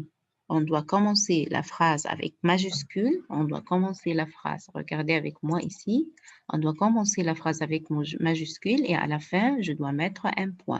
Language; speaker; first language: French; non-native, fluent; Arabic